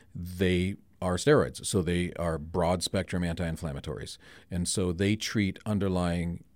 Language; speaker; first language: English; native; English